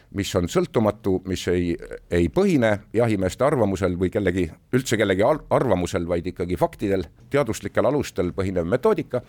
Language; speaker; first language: Estonian; native; Estonian